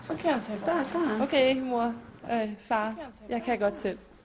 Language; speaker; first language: Danish; early bilingual, other home language; Polish